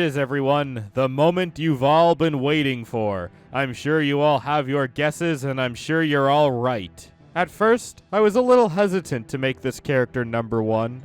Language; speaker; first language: English; native; English